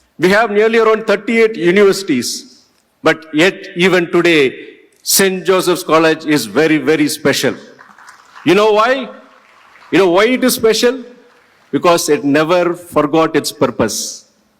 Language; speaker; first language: English; non-native, local second language; Tamil